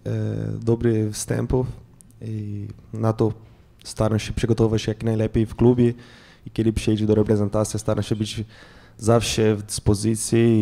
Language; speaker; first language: Polish; non-native, fluent; Portuguese